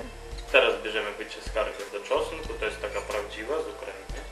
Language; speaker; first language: Polish; non-native, fluent; Russian